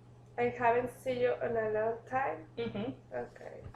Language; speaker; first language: English; non-native, learner; Spanish